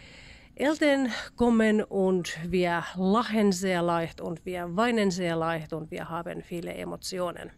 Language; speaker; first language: German; non-native, learner; Finnish